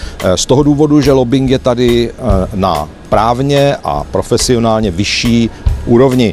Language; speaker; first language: Czech; native; Czech